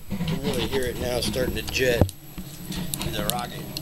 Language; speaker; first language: English; native; English